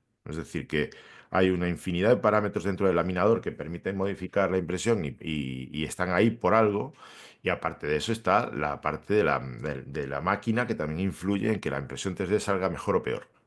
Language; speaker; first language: Spanish; native; Spanish